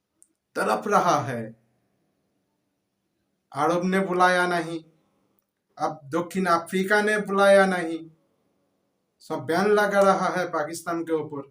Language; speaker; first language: Hindi; non-native, local second language; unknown